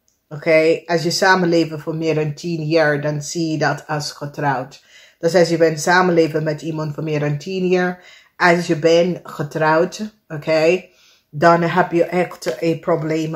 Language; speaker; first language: Dutch; non-native, fluent; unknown